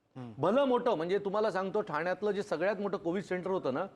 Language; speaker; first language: Marathi; native; Marathi